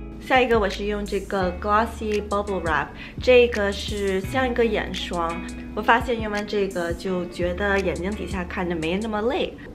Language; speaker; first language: Chinese; early bilingual, heritage; Chinese